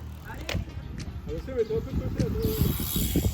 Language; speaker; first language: French; native; French